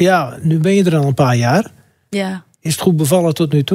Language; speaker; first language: Dutch; native; Dutch